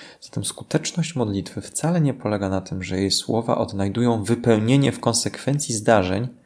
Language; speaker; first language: Polish; native; Polish